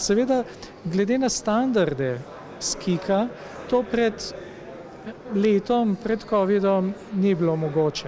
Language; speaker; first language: Slovenian; native; Slovenian